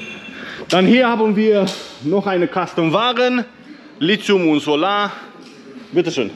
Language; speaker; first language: German; non-native, fluent; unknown